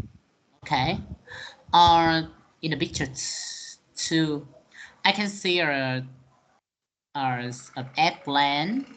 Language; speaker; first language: English; non-native, learner; Vietnamese